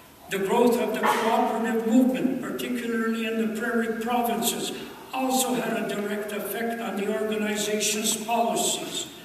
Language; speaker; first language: English; early bilingual, other home language; Ukrainian